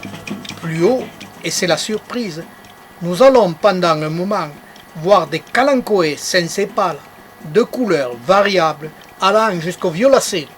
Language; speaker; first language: French; native; French